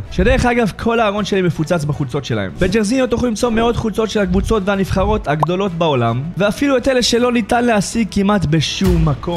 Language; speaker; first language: Hebrew; native; Hebrew